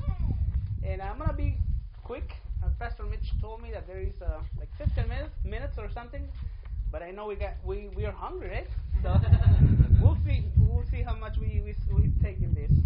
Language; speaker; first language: English; non-native, fluent; Spanish